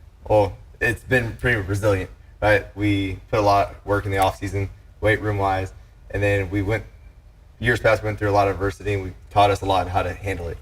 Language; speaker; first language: English; native; English